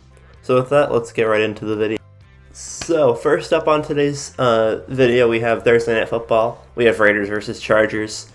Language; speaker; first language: English; native; English